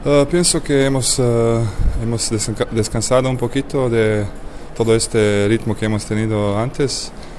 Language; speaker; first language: Spanish; non-native, learner; Bosnian